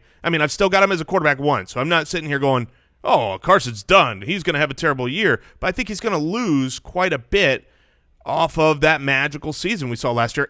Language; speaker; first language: English; native; English